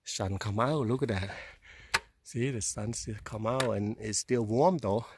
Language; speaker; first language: English; non-native, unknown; Khmer